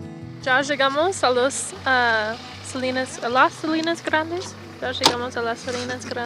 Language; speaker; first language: Spanish; non-native, learner; English